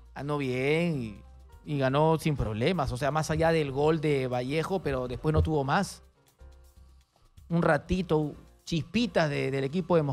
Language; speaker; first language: Spanish; native; Spanish